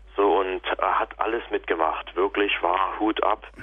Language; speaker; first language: German; native; German